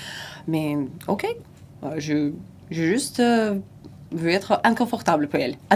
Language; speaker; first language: French; non-native, fluent; Russian